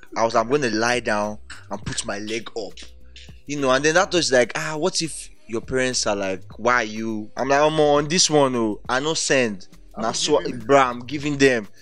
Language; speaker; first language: English; non-native, local second language; Yoruba